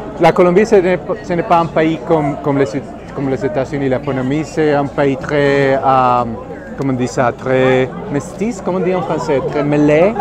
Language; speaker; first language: French; non-native, learner; Spanish